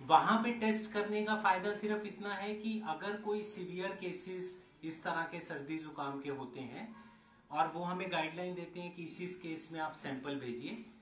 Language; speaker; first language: Hindi; non-native, local second language; Marathi